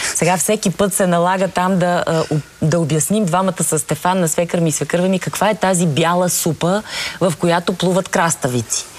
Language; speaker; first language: Bulgarian; native; Bulgarian